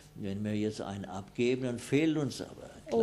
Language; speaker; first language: German; native; German